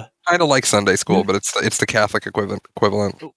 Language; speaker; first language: English; native; English